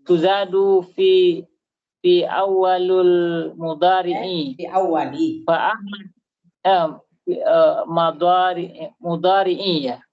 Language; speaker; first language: Arabic; non-native, learner; Indonesian